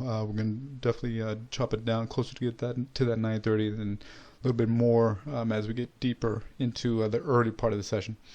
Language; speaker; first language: English; native; English